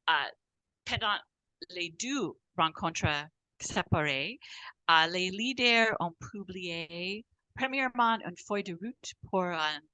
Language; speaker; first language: French; non-native, fluent; English